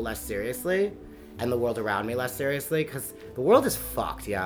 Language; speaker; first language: English; native; English